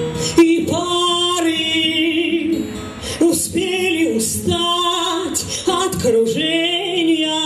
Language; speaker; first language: Russian; native; Russian